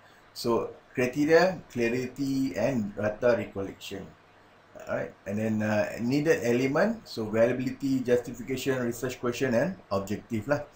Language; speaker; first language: English; non-native, local second language; Malay